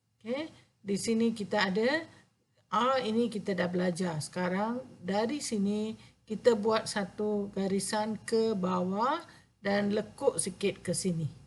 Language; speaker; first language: Malay; non-native, local second language; Tamil